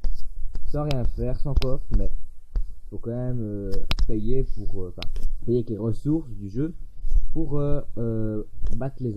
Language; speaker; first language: French; native; French